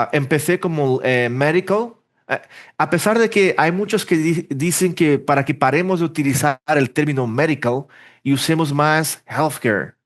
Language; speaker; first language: Spanish; early bilingual, heritage; Portuguese